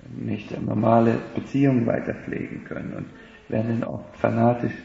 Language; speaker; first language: German; native; German